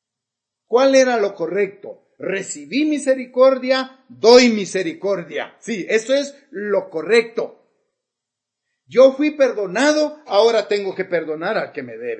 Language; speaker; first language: Spanish; native; Spanish